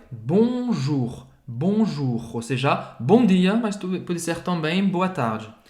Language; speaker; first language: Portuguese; non-native, fluent; French